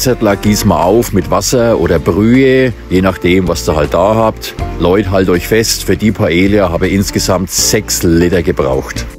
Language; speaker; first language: German; native; German